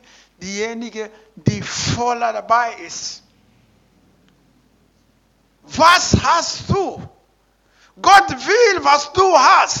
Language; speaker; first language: German; non-native, learner; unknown